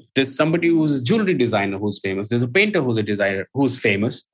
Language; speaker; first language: English; non-native, local second language; Hindi